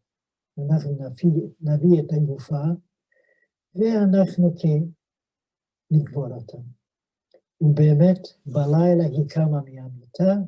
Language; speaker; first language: Hebrew; non-native, fluent; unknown